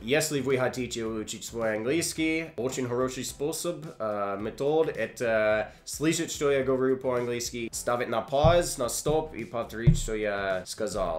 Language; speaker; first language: Russian; non-native, learner; English